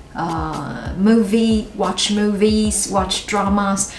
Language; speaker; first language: English; non-native, fluent; Chinese